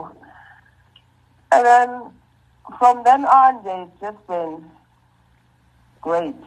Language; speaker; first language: English; non-native, local second language; Zulu